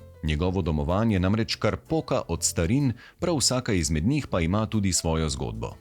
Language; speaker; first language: Slovenian; native; Slovenian